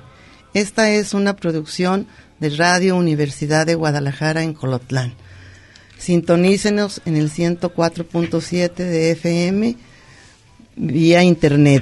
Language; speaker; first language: Spanish; native; Spanish